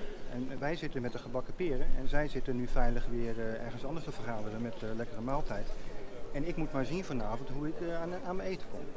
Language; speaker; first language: Dutch; native; Dutch